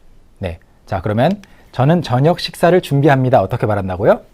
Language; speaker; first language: Korean; native; Korean